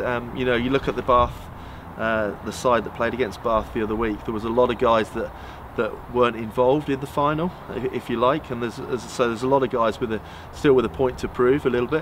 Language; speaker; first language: English; native; English